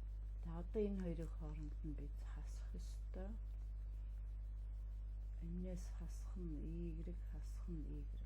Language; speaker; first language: Mongolian; native; Mongolian